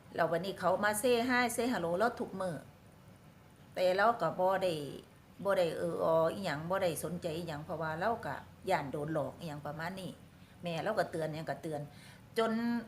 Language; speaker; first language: Thai; native; Thai